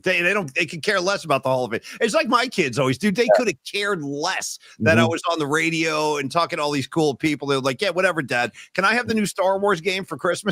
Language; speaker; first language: English; native; English